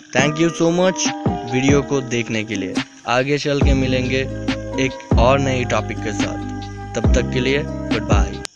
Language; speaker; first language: Hindi; non-native, local second language; Bangla